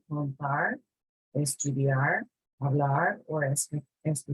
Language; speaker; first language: Spanish; non-native, fluent; English